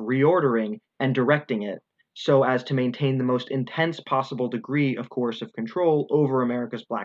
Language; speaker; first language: English; native; English